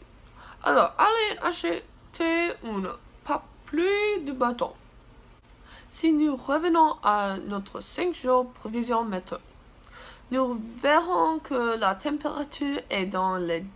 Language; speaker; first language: French; non-native, learner; English